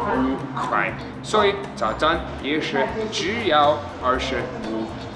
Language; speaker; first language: Chinese; non-native, learner; German